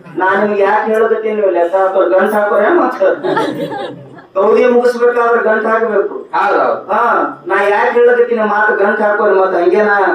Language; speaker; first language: Kannada; non-native, local second language; Lambadi